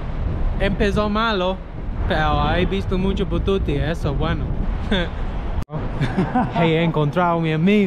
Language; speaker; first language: Spanish; non-native, learner; English